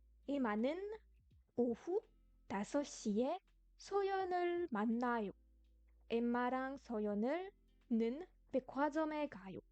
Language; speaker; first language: Korean; non-native, fluent; French